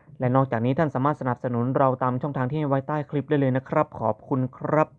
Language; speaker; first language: Thai; native; Thai